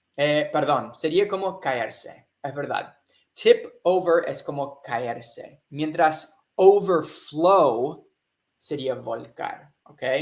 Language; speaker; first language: Spanish; non-native, fluent; English